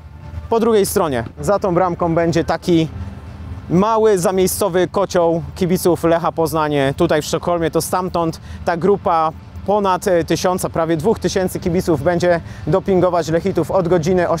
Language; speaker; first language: Polish; native; Polish